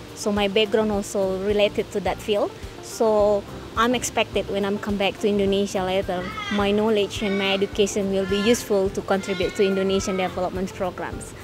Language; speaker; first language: English; non-native, fluent; Indonesian